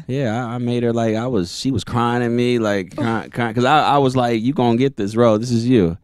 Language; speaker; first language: English; native; English